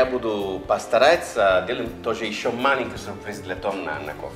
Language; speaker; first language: Russian; non-native, learner; Italian